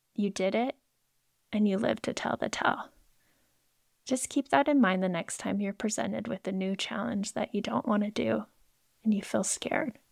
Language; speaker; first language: English; native; English